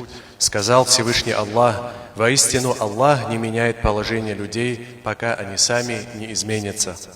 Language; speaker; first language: Russian; non-native, local second language; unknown